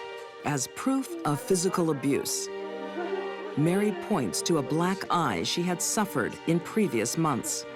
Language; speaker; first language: English; native; English